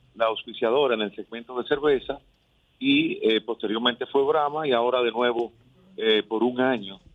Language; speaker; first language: Spanish; native; Spanish